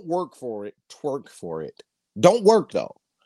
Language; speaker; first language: English; native; English